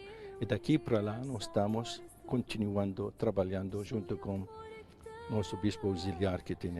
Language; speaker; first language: Portuguese; non-native, fluent; Arabic